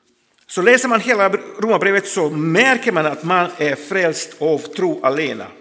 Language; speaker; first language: Swedish; non-native, fluent; Croatian